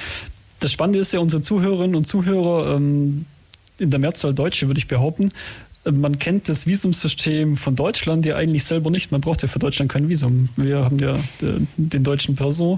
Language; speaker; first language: German; native; German